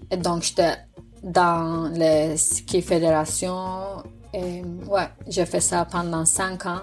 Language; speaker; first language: French; non-native, fluent; Turkish